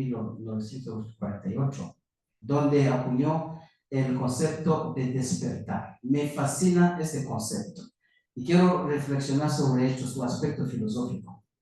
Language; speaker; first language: Spanish; non-native, fluent; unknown